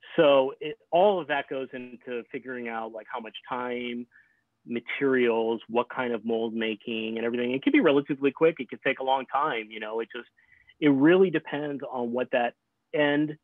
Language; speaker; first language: English; native; English